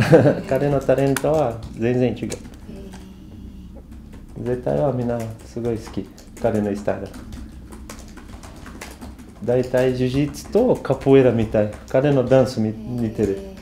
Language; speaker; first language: Japanese; non-native, learner; Portuguese